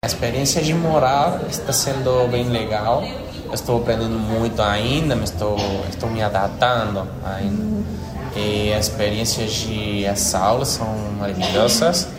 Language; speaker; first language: Portuguese; non-native, learner; Spanish